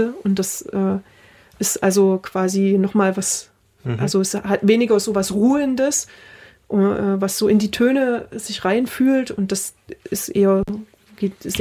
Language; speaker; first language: German; native; German